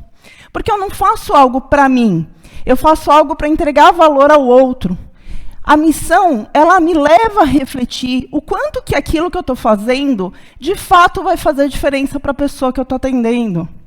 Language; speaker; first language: Portuguese; native; Portuguese